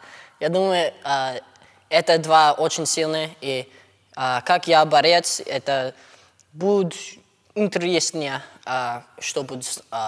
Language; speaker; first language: Russian; non-native, learner; English